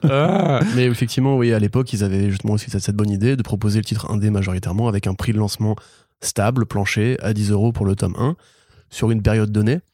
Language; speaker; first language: French; native; French